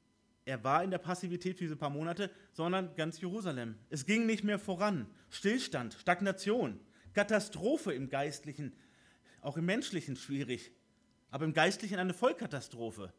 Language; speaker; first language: German; native; German